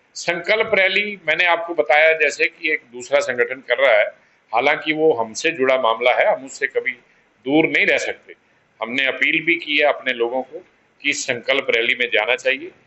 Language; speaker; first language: Hindi; non-native, local second language; Pahari-Potwari